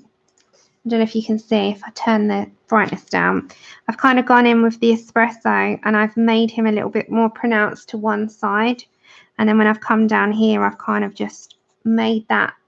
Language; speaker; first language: English; native; English